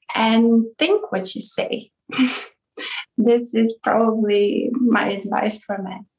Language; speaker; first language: English; non-native, fluent; Ukrainian